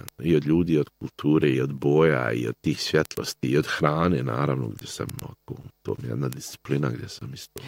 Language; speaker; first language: Bosnian; native; Bosnian